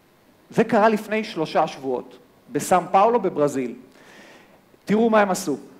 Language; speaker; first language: Hebrew; native; Hebrew